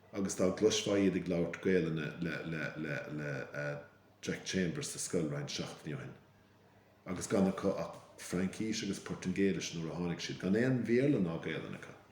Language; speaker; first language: Irish; native; Irish